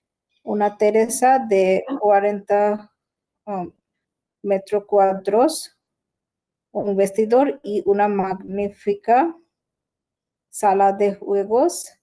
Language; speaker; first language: Spanish; non-native, learner; Bangla